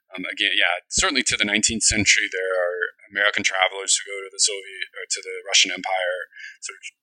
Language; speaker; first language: English; native; English